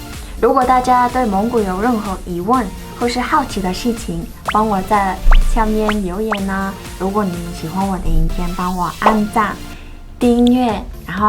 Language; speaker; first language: Chinese; non-native, fluent; Mongolian